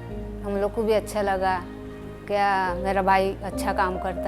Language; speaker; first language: Hindi; non-native, local second language; Marathi